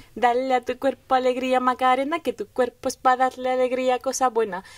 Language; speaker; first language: English; non-native, fluent; Spanish